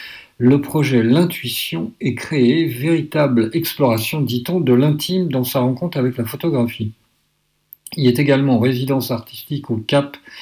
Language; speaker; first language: French; native; French